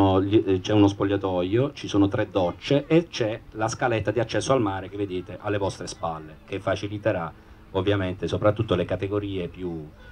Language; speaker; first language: Italian; native; Italian